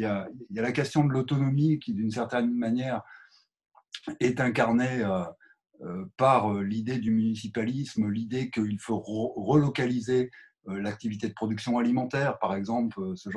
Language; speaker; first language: French; native; French